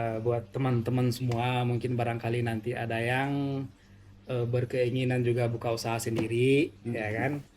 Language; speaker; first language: Indonesian; non-native, local second language; Minangkabau